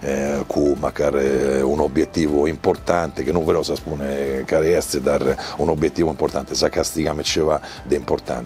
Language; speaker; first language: Romanian; non-native, learner; Italian